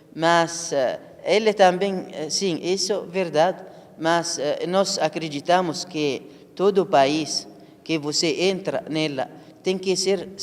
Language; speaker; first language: Portuguese; non-native, learner; Arabic